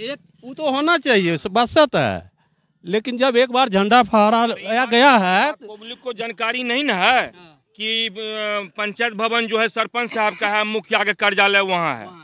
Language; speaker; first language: Hindi; native; Hindi